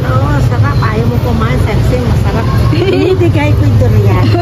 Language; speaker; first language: Filipino; non-native, local second language; Cebuano